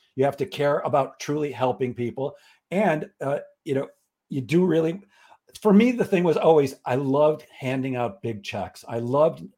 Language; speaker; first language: English; native; English